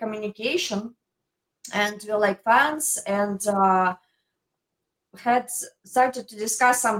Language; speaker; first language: English; non-native, fluent; Ukrainian